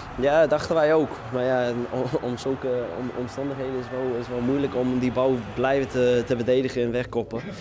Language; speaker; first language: Dutch; non-native, fluent; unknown